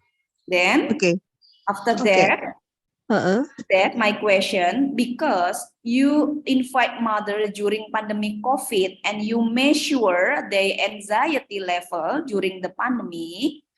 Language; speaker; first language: English; non-native, fluent; Indonesian